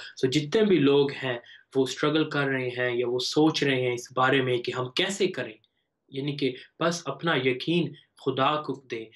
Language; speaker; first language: Urdu; native; Urdu